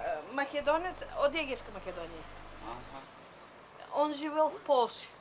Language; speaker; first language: Russian; non-native, local second language; Macedonian